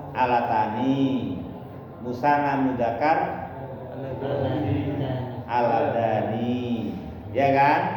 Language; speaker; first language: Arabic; non-native, fluent; Indonesian